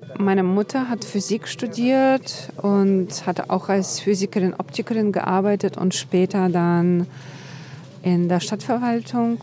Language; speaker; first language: German; non-native, fluent; Ukrainian